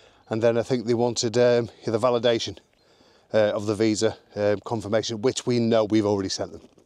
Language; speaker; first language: English; native; English